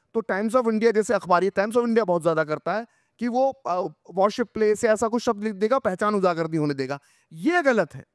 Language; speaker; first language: Hindi; native; Hindi